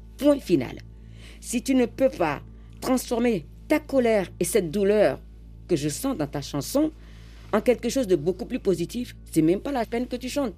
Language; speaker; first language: French; non-native, local second language; Fon